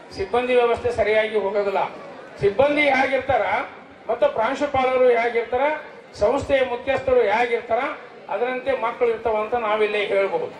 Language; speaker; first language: Kannada; native; Kannada